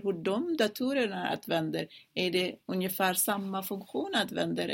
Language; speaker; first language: Swedish; non-native, fluent; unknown